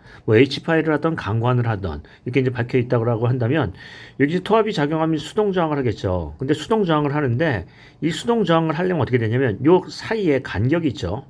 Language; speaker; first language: Korean; native; Korean